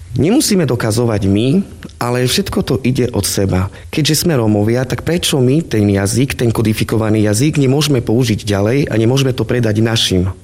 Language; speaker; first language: Slovak; non-native, local second language; Romany